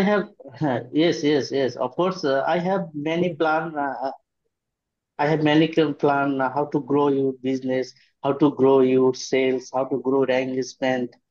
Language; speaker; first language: English; non-native, learner; Bangla